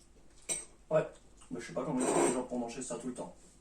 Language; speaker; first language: French; native; French